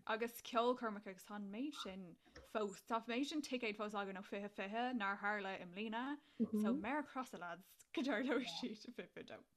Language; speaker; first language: Irish; native; Irish